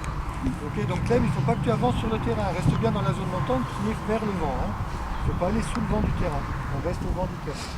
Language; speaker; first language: French; native; French